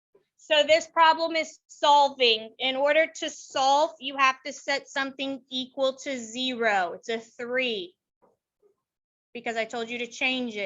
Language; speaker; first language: English; native; English